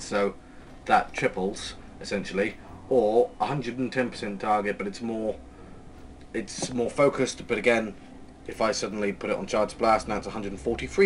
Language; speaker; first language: English; native; English